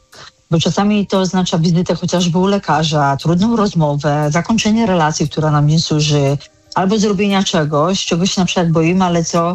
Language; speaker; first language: Polish; native; Polish